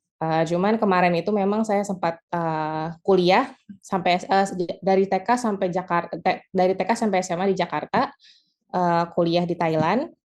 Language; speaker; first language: Indonesian; native; Indonesian